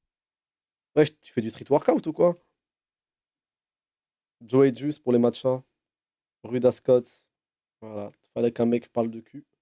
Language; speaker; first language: French; native; French